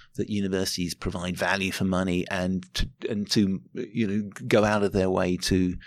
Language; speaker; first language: English; native; English